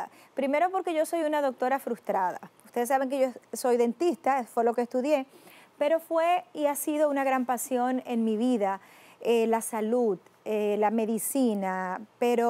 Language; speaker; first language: Spanish; native; Spanish